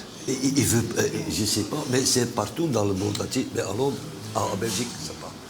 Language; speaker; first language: French; non-native, local second language; Dutch